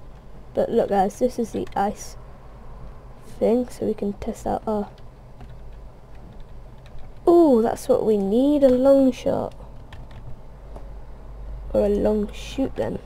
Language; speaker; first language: English; native; English